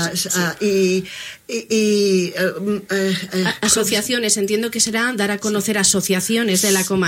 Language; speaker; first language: Spanish; native; Spanish